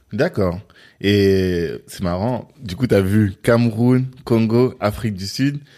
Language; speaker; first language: French; native; French